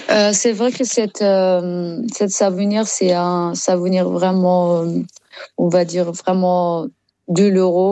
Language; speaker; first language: French; non-native, learner; Persian